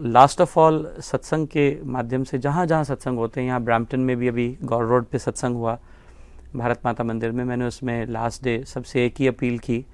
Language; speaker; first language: Hindi; native; Hindi